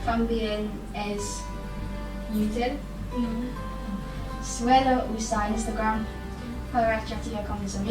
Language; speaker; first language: Spanish; non-native, learner; English